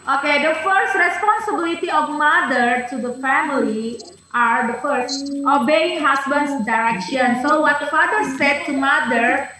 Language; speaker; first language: English; non-native, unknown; Indonesian